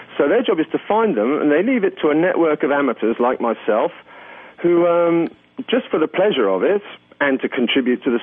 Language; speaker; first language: English; native; English